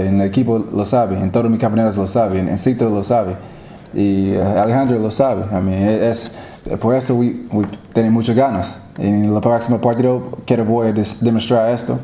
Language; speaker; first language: Spanish; non-native, learner; English